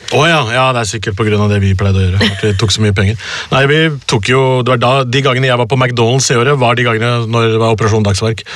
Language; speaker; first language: Norwegian; early bilingual, other home language; Urdu